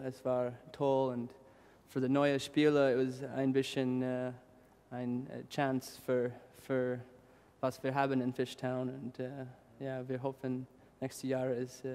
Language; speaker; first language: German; non-native, learner; English